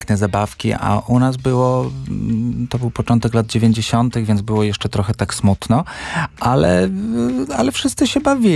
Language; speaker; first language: Polish; native; Polish